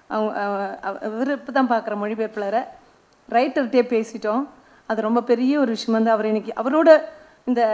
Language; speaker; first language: Tamil; non-native, local second language; Malayalam